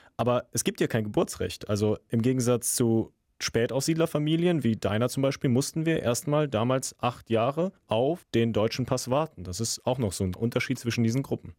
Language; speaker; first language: German; early bilingual, other home language; Russian